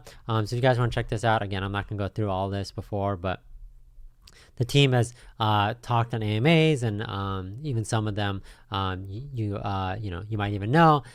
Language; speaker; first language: English; native; English